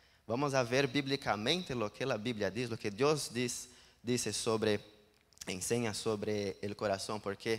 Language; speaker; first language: Spanish; non-native, learner; Portuguese